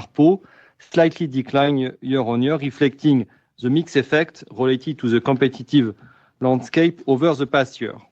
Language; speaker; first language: English; non-native, fluent; French